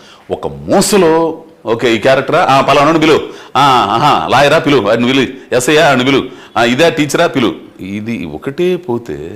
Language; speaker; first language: Telugu; native; Telugu